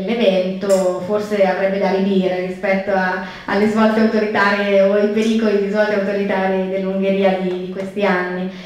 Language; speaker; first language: Italian; native; Italian